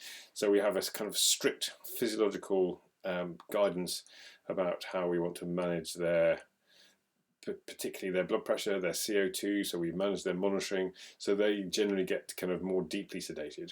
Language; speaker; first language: English; native; English